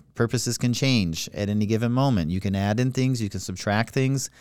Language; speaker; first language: English; native; English